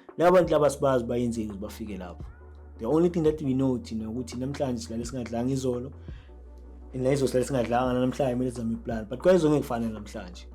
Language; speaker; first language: Zulu; native; Zulu